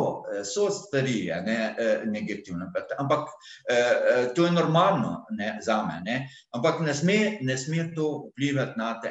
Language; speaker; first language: Slovenian; non-native, fluent; Arabic